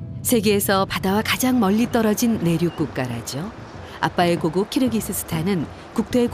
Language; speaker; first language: Korean; native; Korean